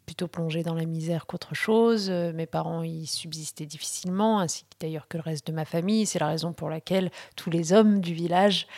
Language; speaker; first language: French; early bilingual, other home language; Riffian